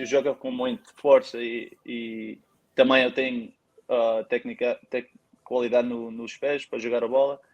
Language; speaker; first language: Portuguese; early bilingual, heritage; Portuguese